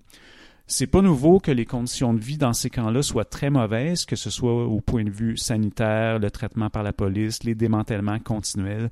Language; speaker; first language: French; native; French